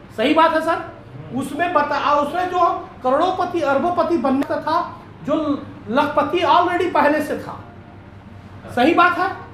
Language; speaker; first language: Hindi; native; Hindi